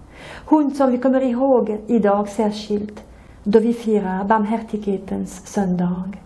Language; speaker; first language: Swedish; non-native, fluent; French